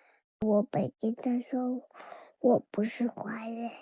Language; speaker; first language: Chinese; early bilingual, heritage; Chinese